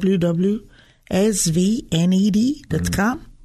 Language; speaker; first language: English; non-native, local second language; Yoruba